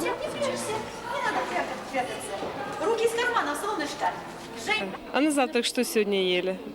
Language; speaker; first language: Russian; native; Russian